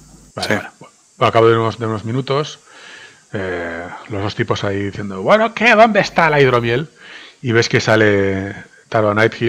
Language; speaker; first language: Spanish; native; Spanish